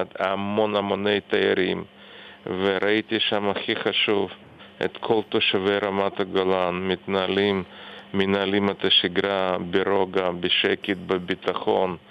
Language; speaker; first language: Hebrew; non-native, fluent; Russian